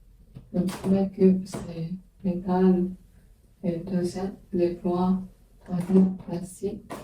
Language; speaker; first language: French; non-native, learner; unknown